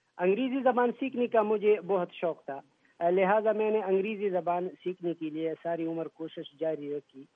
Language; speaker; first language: Urdu; non-native, local second language; Pashto